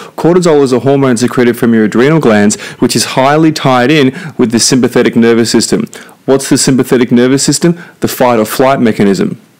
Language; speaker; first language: English; native; English